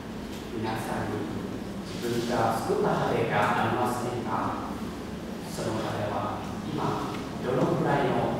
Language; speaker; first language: Japanese; non-native, fluent; Thai